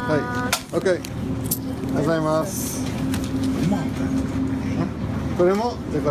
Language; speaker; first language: Japanese; non-native, learner; English